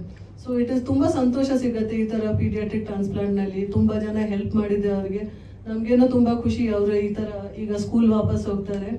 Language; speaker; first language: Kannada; non-native, fluent; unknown